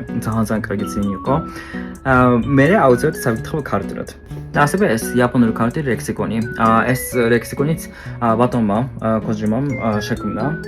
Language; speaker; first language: Georgian; non-native, fluent; Japanese